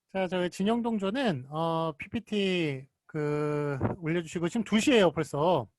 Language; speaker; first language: Korean; native; Korean